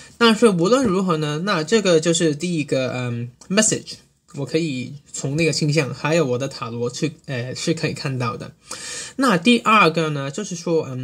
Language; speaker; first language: Chinese; non-native, local second language; Cantonese